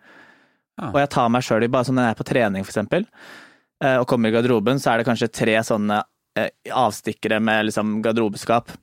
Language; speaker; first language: Norwegian; native; Norwegian